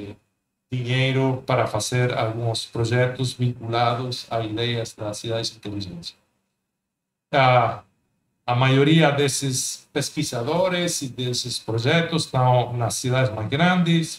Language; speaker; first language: Portuguese; non-native, fluent; Spanish